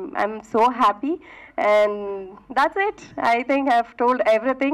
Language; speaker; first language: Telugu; non-native, fluent; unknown